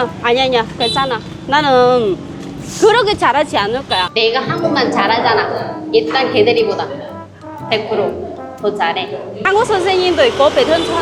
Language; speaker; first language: Korean; non-native, learner; Vietnamese